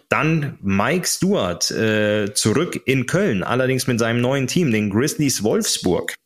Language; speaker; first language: German; native; German